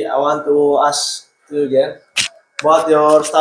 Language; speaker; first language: English; non-native, learner; Indonesian